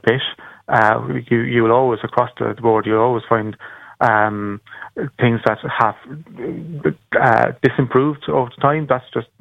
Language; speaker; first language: English; native; English